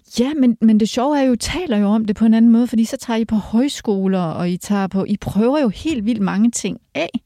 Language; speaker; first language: Danish; early bilingual, other home language; Polish